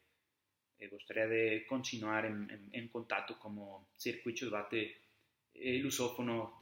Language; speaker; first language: Portuguese; non-native, fluent; Spanish